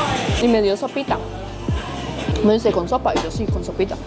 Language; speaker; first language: Spanish; native; Spanish